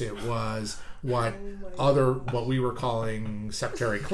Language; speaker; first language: English; native; English